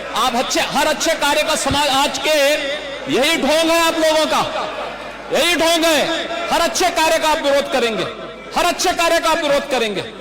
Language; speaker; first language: Hindi; native; Hindi